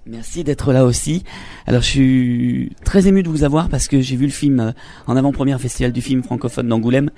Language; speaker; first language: French; native; French